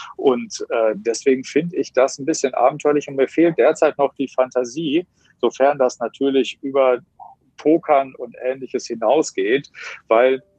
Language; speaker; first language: German; native; German